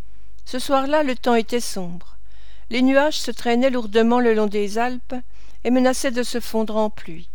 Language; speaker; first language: French; native; French